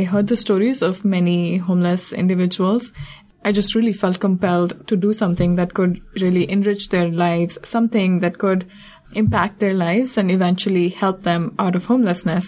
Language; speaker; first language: English; non-native, local second language; Hindi